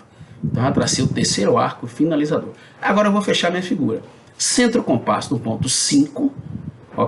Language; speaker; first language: Portuguese; native; Portuguese